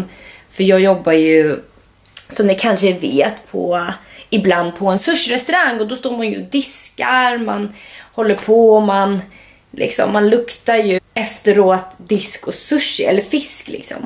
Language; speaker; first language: Swedish; native; Swedish